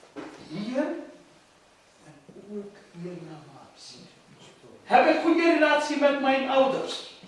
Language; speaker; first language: Dutch; non-native, fluent; Urdu